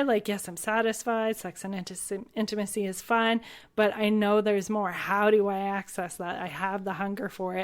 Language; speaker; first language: English; native; English